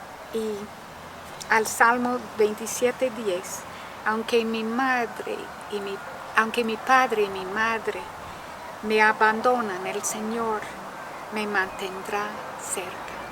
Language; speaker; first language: Spanish; non-native, fluent; English